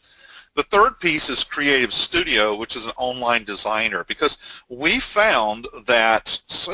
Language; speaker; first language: English; native; English